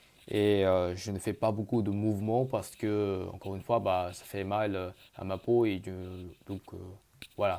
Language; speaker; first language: French; early bilingual, other home language; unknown